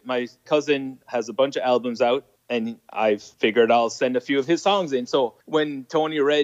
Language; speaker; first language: English; non-native, fluent; French